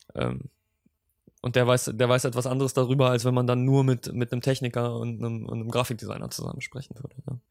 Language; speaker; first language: German; native; German